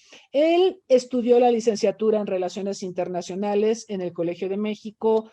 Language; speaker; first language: Spanish; native; Spanish